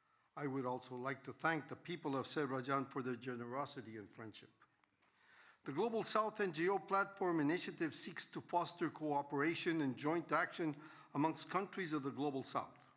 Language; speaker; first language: English; non-native, fluent; Spanish